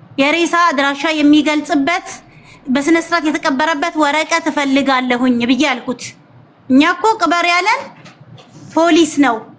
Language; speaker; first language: Amharic; native; Amharic